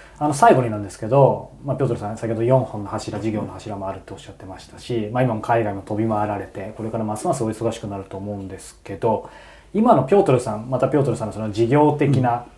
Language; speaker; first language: Japanese; native; Japanese